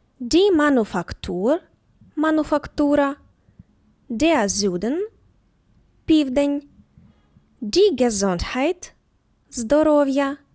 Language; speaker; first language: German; non-native, fluent; Ukrainian